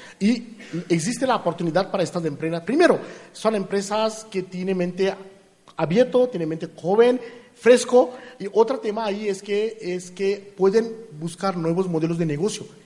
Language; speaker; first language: Spanish; non-native, fluent; Marathi